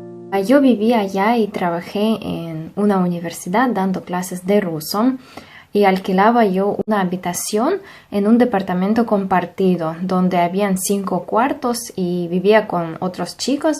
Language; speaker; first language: Spanish; non-native, fluent; Russian